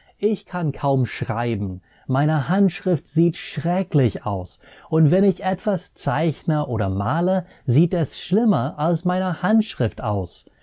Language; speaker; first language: German; non-native, fluent; English